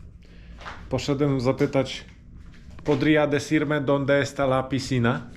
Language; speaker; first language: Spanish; non-native, learner; Polish